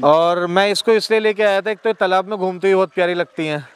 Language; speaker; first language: Hindi; native; Hindi